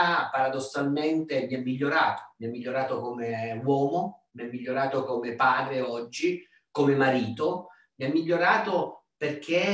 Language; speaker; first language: Italian; native; Italian